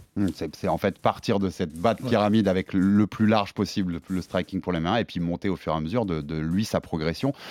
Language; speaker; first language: French; native; French